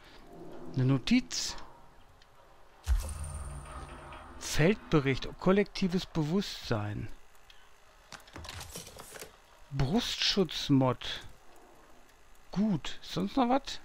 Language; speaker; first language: German; native; German